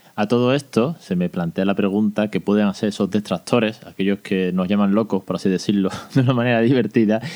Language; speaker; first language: Spanish; non-native, fluent; English